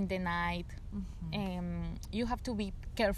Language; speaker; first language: English; non-native, learner; Spanish